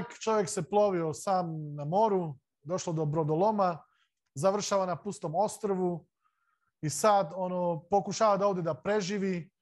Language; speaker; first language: Serbian; non-native, local second language; Slovak